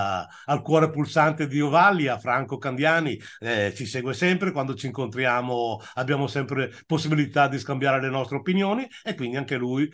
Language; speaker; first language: Italian; native; Italian